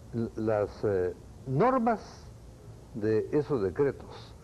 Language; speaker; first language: Spanish; native; Spanish